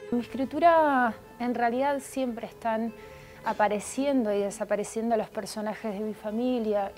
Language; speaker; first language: Spanish; early bilingual, other home language; Russian